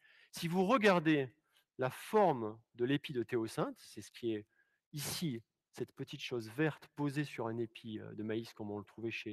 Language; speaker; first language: French; native; French